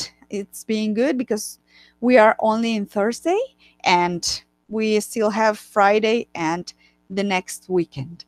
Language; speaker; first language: English; non-native, fluent; Spanish